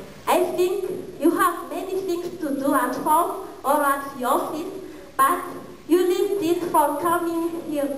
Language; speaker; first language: English; non-native, learner; Malagasy